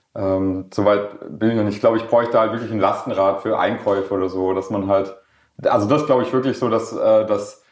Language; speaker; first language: German; non-native, local second language; Swedish